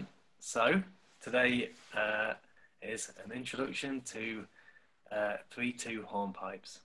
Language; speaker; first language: English; native; English